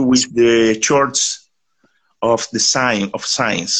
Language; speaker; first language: English; non-native, learner; Spanish